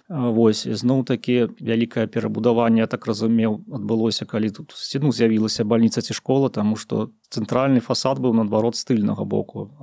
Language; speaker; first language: Belarusian; native; Belarusian